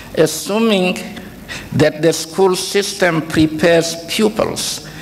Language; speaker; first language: English; non-native, fluent; Kongo